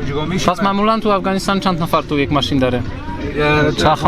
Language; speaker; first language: Persian; non-native, learner; Polish